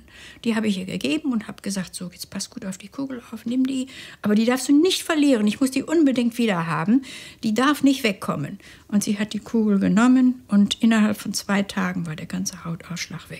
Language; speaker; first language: German; native; German